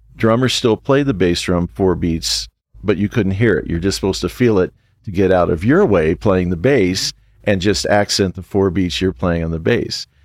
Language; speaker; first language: English; native; English